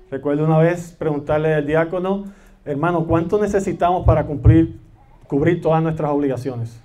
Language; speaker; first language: Spanish; native; Spanish